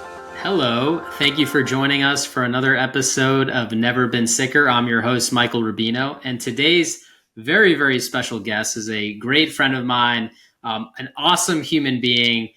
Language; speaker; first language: English; native; English